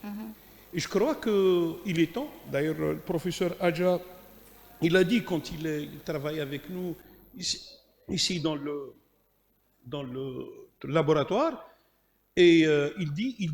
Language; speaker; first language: French; non-native, local second language; Kabyle